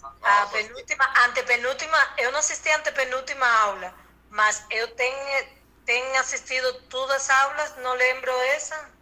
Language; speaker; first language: Portuguese; non-native, learner; Spanish